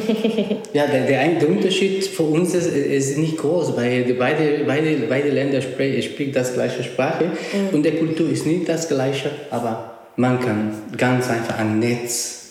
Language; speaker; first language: German; non-native, learner; Spanish